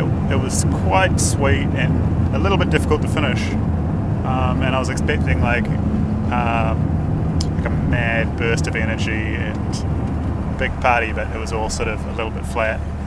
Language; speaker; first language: English; native; English